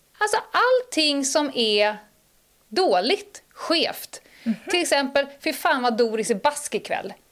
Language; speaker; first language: Swedish; native; Swedish